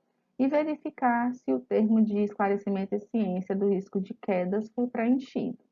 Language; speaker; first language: Portuguese; native; Portuguese